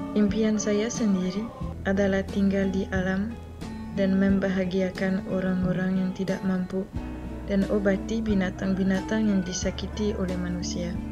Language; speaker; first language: Indonesian; non-native, fluent; French